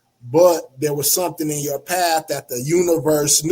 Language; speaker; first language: English; native; English